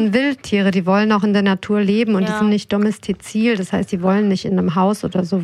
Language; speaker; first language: German; native; German